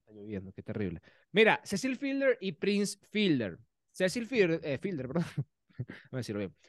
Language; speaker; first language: Spanish; native; Spanish